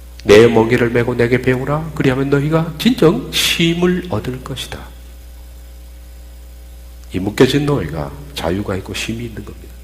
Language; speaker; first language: Korean; native; Korean